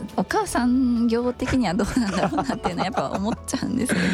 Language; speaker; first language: Japanese; native; Japanese